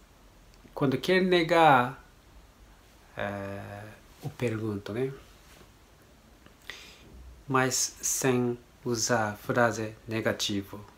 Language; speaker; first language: Portuguese; non-native, learner; Japanese